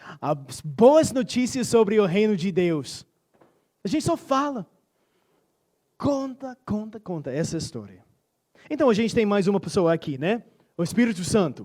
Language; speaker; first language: Portuguese; non-native, fluent; English